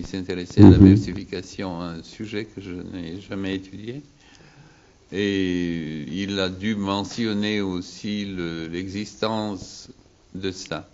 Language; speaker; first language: French; non-native, fluent; Bulgarian